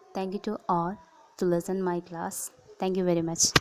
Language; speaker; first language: English; non-native, local second language; Malayalam